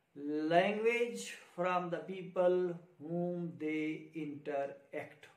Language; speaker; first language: English; non-native, local second language; Urdu